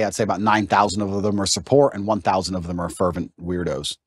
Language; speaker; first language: English; native; English